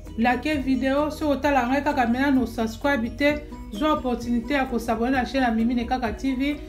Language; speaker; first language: French; non-native, local second language; Lingala